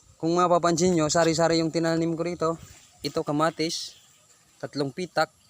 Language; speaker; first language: Filipino; non-native, local second language; Bikol